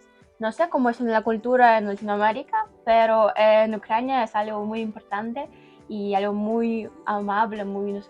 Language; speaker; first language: Spanish; non-native, learner; Ukrainian